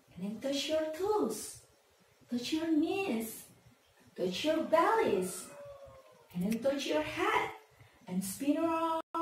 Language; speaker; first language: English; non-native, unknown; Indonesian